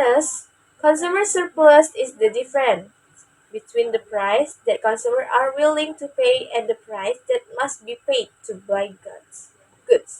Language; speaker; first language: English; non-native, learner; Indonesian